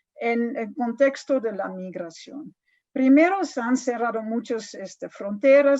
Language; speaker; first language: Spanish; non-native, fluent; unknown